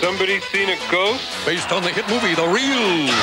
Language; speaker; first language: English; native; English